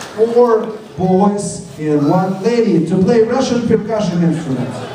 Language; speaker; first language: English; non-native, fluent; Russian